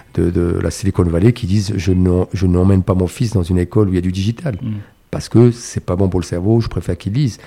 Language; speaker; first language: French; non-native, local second language; Arabic